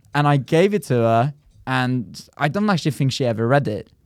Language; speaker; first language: English; non-native, fluent; Norwegian